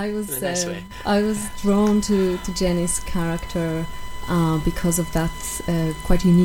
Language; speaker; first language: English; non-native, fluent; Polish